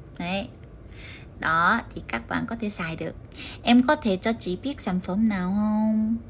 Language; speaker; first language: Vietnamese; early bilingual, heritage; Korean